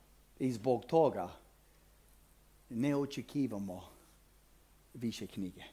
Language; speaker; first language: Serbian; non-native, fluent; English